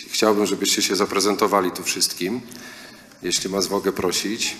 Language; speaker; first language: Polish; native; Polish